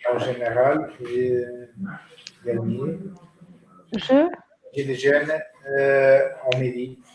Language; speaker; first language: French; non-native, learner; Portuguese